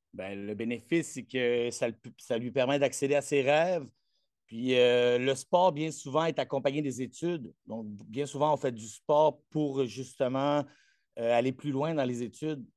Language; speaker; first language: French; non-native, fluent; Spanish